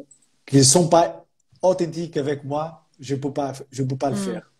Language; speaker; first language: French; non-native, fluent; Portuguese